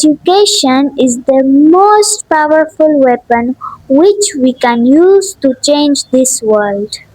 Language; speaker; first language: English; non-native, local second language; Kachhi